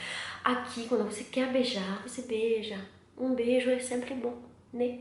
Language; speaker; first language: Portuguese; non-native, learner; French